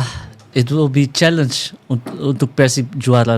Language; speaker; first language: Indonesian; early bilingual, heritage; Dutch